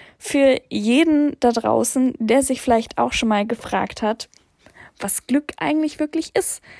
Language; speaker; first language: German; early bilingual, other home language; English